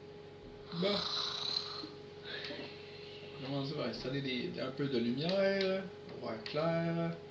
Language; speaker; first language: French; native; French